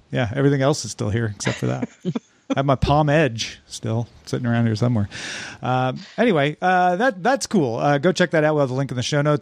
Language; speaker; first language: English; native; English